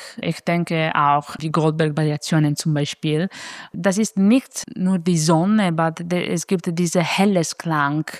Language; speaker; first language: German; non-native, fluent; Italian